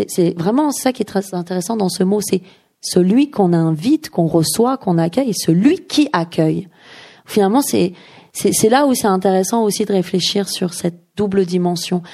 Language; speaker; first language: French; early bilingual, other home language; Persian